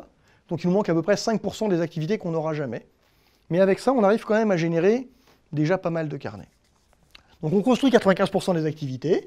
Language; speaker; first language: French; native; French